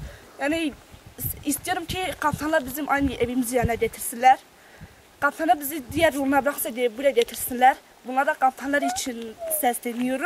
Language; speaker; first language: Turkish; non-native, local second language; Kurdish